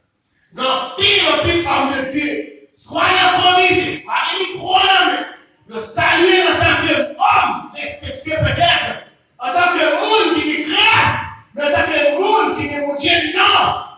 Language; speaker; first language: French; non-native, local second language; Haitian Creole